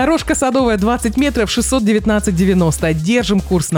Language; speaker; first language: Russian; native; Russian